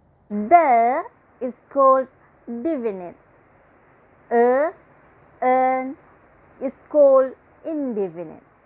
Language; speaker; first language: English; non-native, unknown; Indonesian